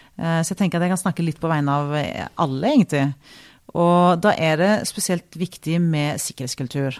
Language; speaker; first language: Norwegian; native; Norwegian